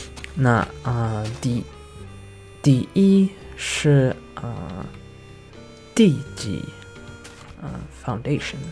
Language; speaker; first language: Chinese; non-native, learner; English